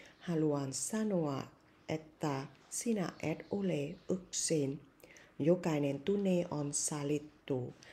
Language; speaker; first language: Finnish; non-native, learner; Vietnamese